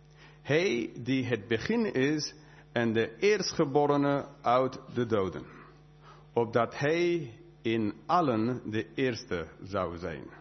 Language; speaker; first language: Dutch; non-native, fluent; English